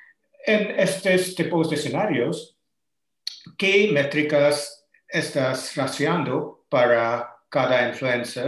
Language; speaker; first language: Spanish; non-native, learner; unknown